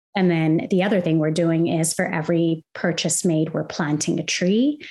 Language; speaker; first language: English; non-native, fluent; Arabic